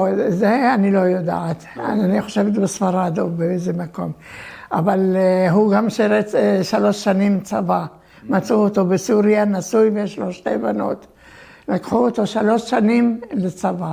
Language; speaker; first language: Hebrew; early bilingual, other home language; Turkish